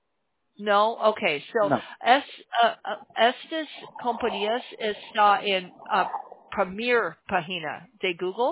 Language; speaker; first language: Spanish; non-native, learner; English